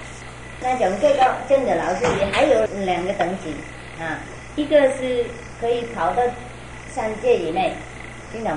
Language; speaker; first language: Chinese; non-native, fluent; Vietnamese